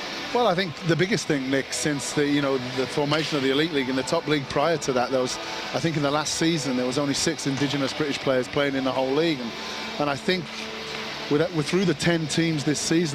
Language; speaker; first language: English; native; English